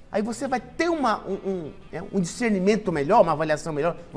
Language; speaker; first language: Portuguese; native; Portuguese